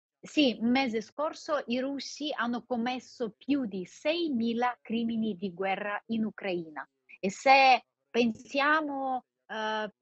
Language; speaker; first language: Italian; non-native, fluent; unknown